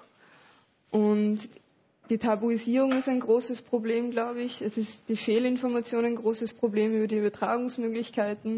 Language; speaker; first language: German; native; German